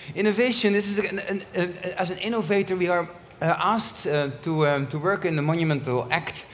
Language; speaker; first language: English; non-native, fluent; Dutch